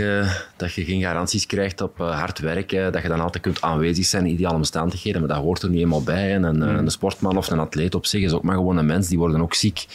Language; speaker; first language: Dutch; native; Dutch